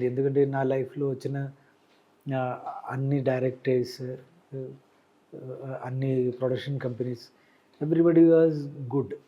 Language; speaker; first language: Telugu; non-native, learner; Malayalam